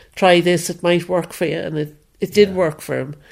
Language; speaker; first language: English; native; English